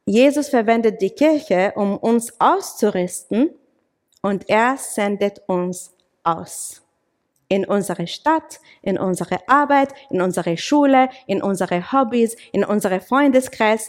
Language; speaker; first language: German; non-native, fluent; English